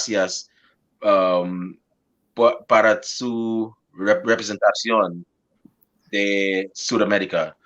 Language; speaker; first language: Spanish; non-native, learner; English